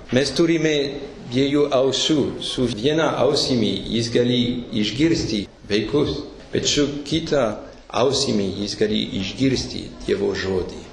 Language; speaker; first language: Lithuanian; non-native, fluent; French